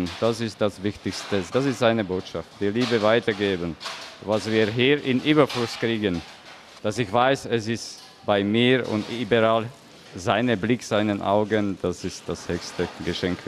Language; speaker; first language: German; non-native, fluent; Slovak